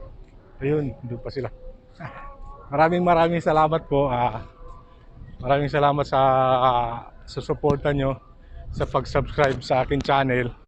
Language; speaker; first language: Filipino; non-native, local second language; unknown